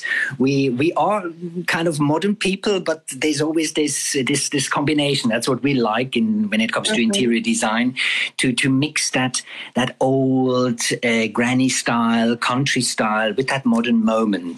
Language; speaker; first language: English; non-native, fluent; German